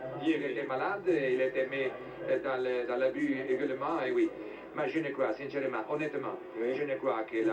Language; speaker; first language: French; non-native, learner; Italian